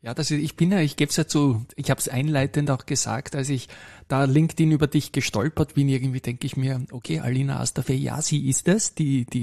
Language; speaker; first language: German; native; German